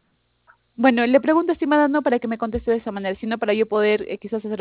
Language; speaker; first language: Spanish; native; Spanish